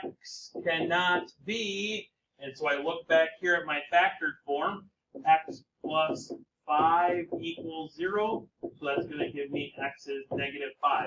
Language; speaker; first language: English; native; English